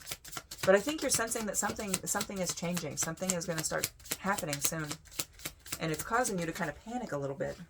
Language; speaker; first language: English; native; English